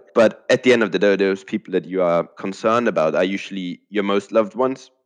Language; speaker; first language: English; non-native, fluent; German